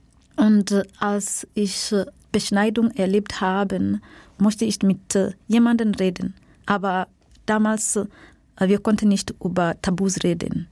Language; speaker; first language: German; non-native, learner; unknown